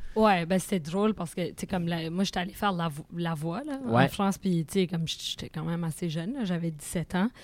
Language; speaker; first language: French; native; French